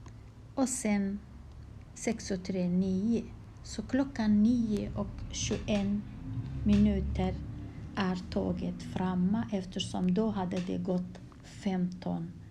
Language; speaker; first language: Swedish; non-native, fluent; Kurdish